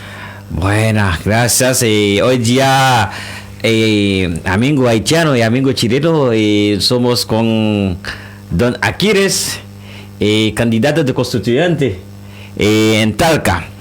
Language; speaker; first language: Spanish; non-native, learner; Haitian Creole